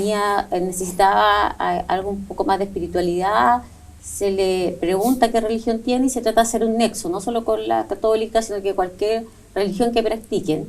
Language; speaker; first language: Spanish; native; Spanish